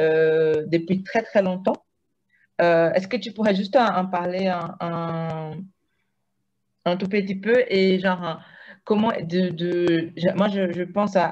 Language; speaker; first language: French; non-native, fluent; Portuguese